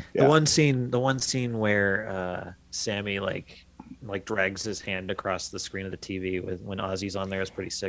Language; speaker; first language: English; native; English